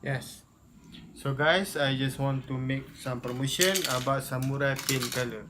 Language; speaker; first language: English; non-native, local second language; Malay